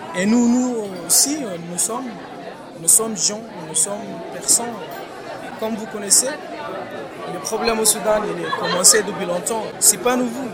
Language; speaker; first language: French; non-native, learner; Arabic